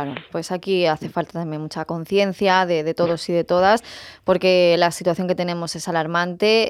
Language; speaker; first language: Spanish; native; Spanish